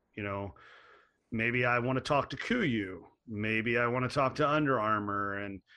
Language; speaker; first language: English; native; English